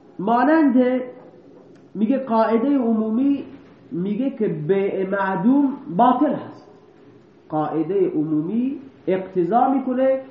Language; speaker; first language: Persian; non-native, local second language; Baluchi